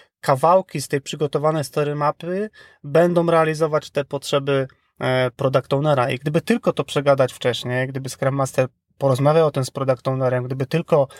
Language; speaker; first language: Polish; native; Polish